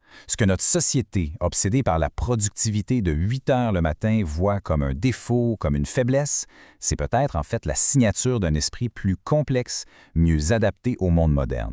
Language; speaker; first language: French; native; French